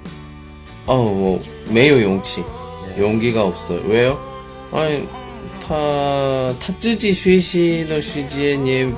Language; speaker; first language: Chinese; non-native, learner; Korean